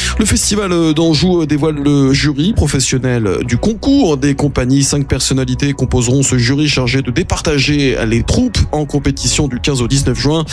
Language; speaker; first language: French; native; French